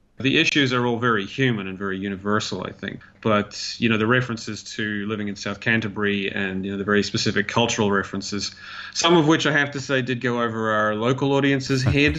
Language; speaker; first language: English; native; English